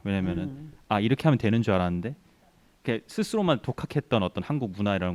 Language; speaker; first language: Korean; early bilingual, heritage; Korean